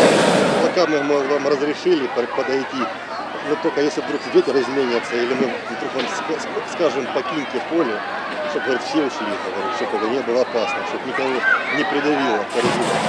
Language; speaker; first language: Russian; native; Russian